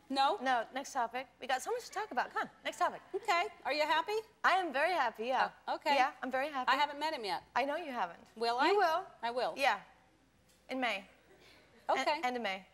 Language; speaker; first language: English; native; English